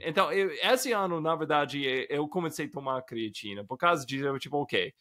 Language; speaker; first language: Portuguese; non-native, fluent; English